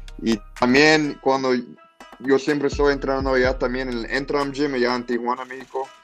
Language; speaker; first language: Spanish; early bilingual, heritage; English